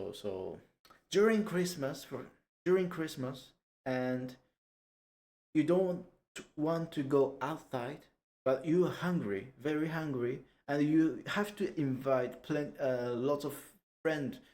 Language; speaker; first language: English; non-native, learner; Japanese